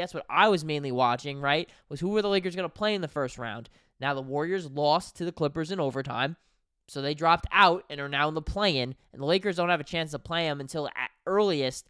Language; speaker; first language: English; native; English